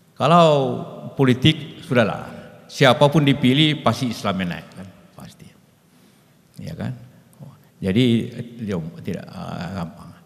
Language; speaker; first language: Indonesian; native; Indonesian